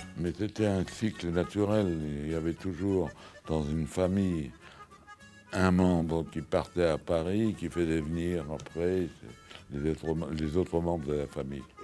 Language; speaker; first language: French; early bilingual, other home language; Yiddish